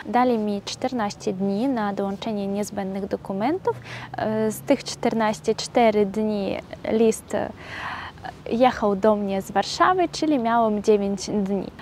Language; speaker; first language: Polish; non-native, fluent; Russian